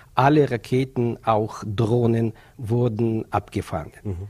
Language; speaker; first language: German; non-native, fluent; Ukrainian